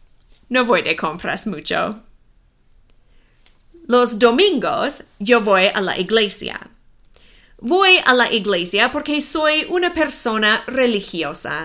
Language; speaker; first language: Spanish; non-native, fluent; English